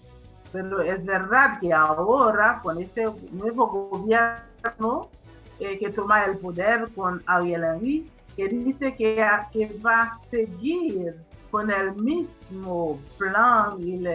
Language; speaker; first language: Spanish; non-native, fluent; Haitian Creole